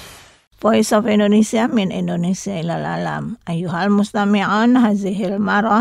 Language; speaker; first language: Arabic; non-native, fluent; Indonesian